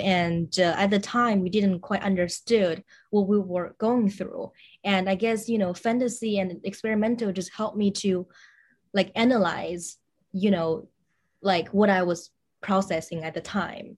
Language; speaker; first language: English; non-native, fluent; Chinese